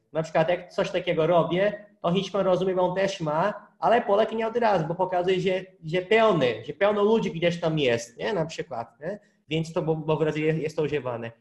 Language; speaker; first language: Polish; non-native, fluent; Portuguese